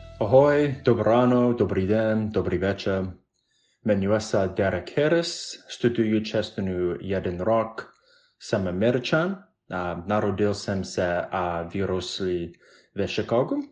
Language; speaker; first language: Czech; non-native, learner; English